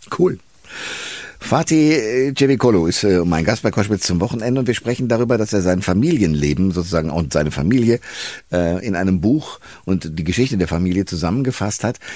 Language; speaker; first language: German; native; German